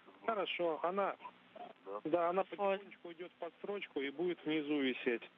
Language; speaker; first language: Russian; native; Russian